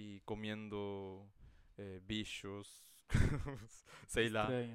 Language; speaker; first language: Portuguese; non-native, fluent; Spanish